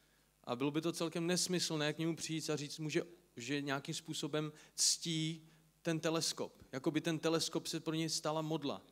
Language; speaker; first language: Czech; native; Czech